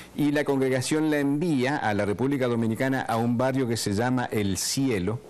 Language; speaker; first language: Spanish; native; Spanish